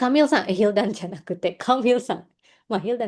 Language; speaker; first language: Japanese; non-native, fluent; Indonesian